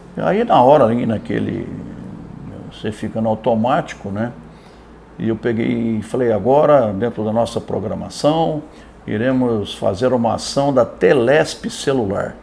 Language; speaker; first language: Portuguese; native; Portuguese